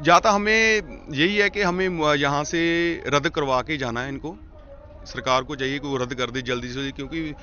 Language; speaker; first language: Hindi; non-native, local second language; Punjabi